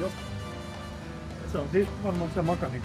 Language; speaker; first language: Finnish; native; Finnish